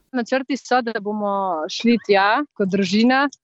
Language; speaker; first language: Slovenian; native; Slovenian